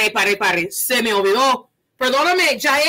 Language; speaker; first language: Spanish; early bilingual, heritage; Spanish